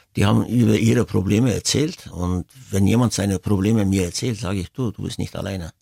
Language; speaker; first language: German; early bilingual, other home language; Turkish